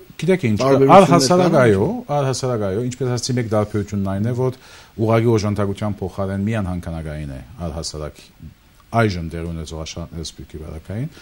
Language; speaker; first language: Armenian; early bilingual, heritage; Armenian